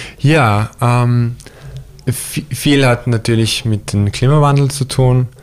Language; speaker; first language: German; early bilingual, heritage; German